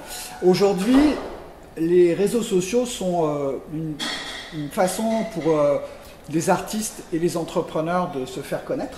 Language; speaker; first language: French; native; French